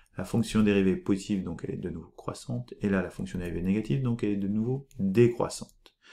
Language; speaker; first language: French; native; French